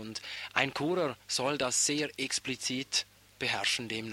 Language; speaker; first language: German; native; German